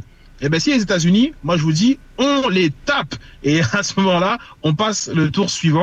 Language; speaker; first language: French; native; French